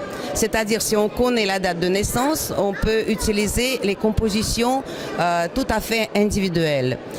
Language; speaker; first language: French; non-native, fluent; Russian